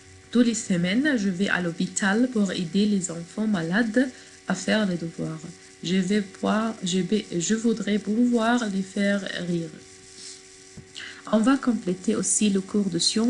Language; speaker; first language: French; non-native, fluent; Arabic